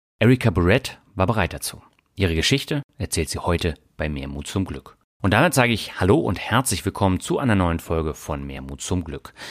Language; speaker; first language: German; native; German